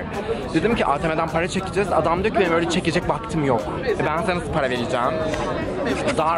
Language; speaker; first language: Turkish; native; Turkish